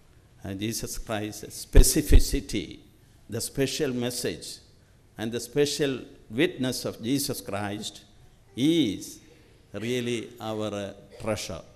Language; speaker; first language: English; non-native, local second language; Malayalam